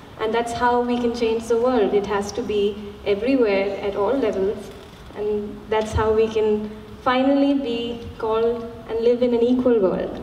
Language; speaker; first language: English; non-native, local second language; Malayalam